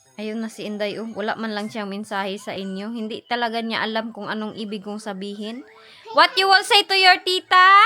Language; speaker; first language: Filipino; non-native, local second language; Cebuano